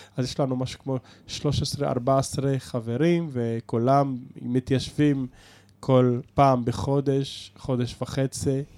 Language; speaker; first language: Hebrew; non-native, local second language; Arabic